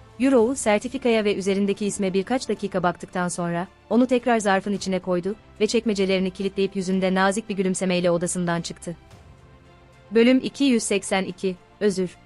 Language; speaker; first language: Turkish; native; Turkish